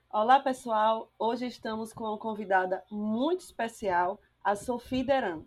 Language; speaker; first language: Portuguese; native; Portuguese